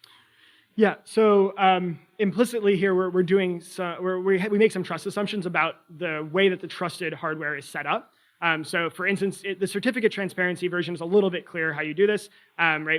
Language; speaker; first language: English; native; English